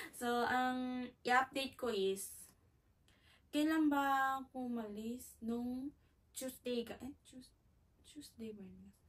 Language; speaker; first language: Filipino; native; Filipino